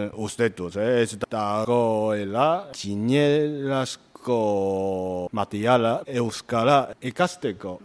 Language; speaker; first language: Basque; non-native, learner; Chinese